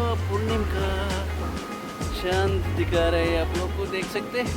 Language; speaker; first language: Hindi; non-native, local second language; Kannada